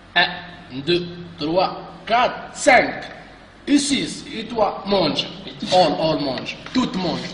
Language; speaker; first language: French; non-native, local second language; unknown